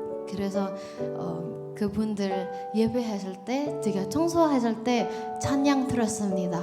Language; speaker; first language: Korean; non-native, learner; Indonesian